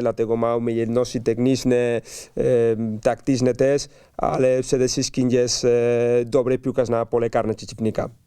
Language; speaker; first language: Polish; non-native, learner; Spanish